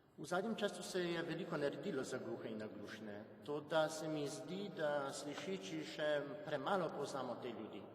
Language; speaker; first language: Slovenian; non-native, fluent; Czech